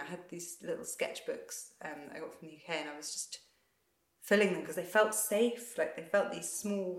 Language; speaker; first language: English; native; English